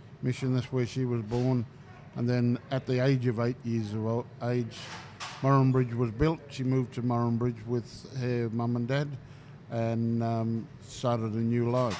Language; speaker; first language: English; native; English